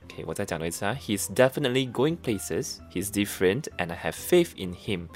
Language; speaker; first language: English; non-native, local second language; Chinese